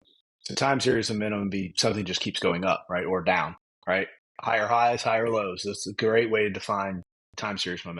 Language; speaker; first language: English; native; English